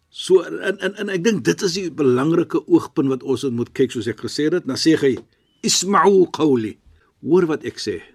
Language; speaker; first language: Afrikaans; non-native, fluent; Arabic